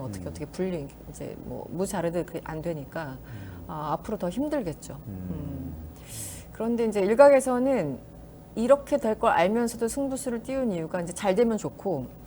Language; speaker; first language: Korean; native; Korean